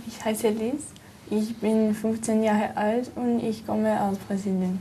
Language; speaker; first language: German; non-native, learner; Portuguese